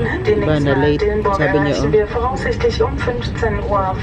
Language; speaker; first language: German; native; German